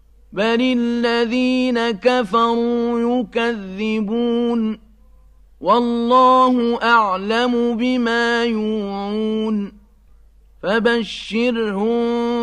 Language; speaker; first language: Arabic; native; Arabic